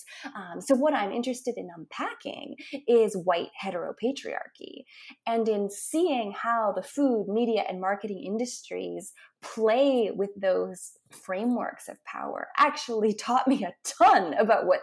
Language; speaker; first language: English; native; English